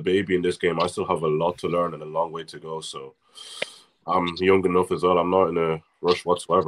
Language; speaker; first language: English; native; English